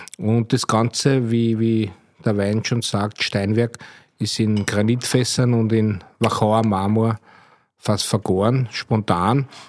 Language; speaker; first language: German; native; German